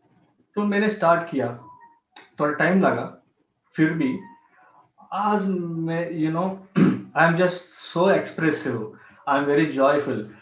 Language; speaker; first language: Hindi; non-native, local second language; Telugu